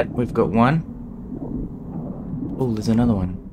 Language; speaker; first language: English; native; English